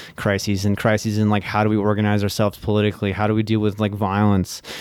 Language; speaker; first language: English; native; English